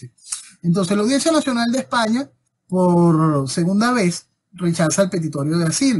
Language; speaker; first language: Spanish; native; Spanish